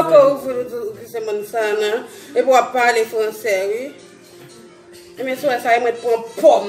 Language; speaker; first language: French; non-native, learner; Haitian Creole